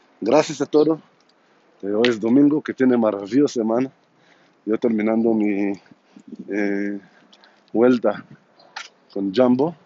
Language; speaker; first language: Spanish; non-native, fluent; Hebrew